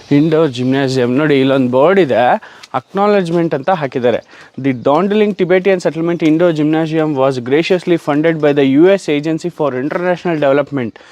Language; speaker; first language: Kannada; native; Kannada